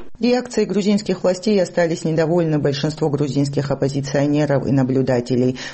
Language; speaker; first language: Russian; non-native, local second language; Georgian